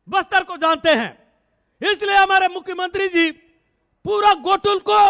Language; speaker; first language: Hindi; native; Hindi